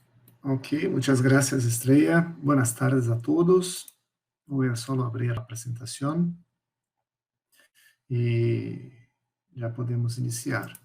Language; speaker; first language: Spanish; non-native, fluent; Portuguese